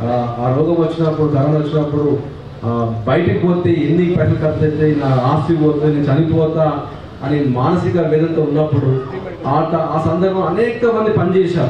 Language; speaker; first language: Telugu; native; Telugu